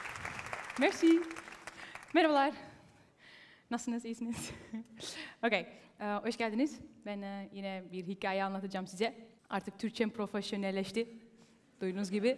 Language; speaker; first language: Turkish; early bilingual, heritage; Turkish